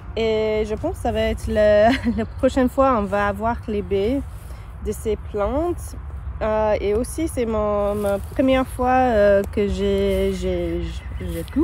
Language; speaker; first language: French; non-native, learner; English